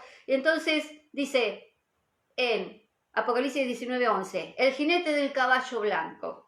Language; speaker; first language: Spanish; native; Spanish